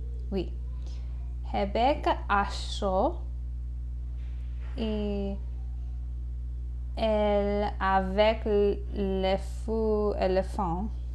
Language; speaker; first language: French; non-native, learner; English